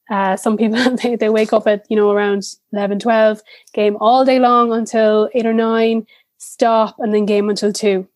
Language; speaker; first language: English; native; English